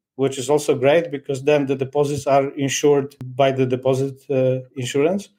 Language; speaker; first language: English; non-native, fluent; Polish